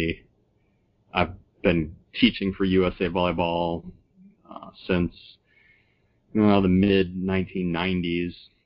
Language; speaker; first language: English; native; English